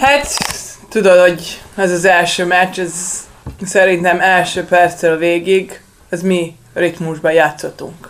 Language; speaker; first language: Hungarian; non-native, learner; Serbian